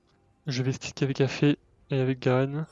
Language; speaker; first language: French; native; French